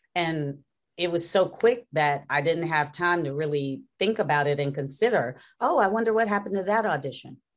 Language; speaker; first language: English; native; English